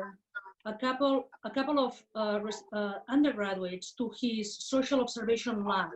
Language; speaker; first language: English; non-native, fluent; Spanish